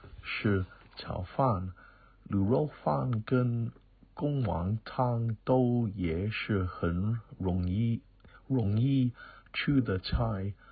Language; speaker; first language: Chinese; non-native, fluent; English